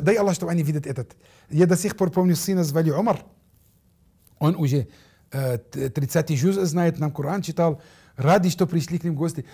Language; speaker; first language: Russian; non-native, fluent; Arabic